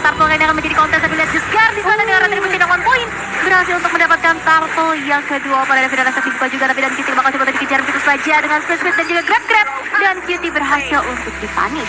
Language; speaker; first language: Indonesian; native; Indonesian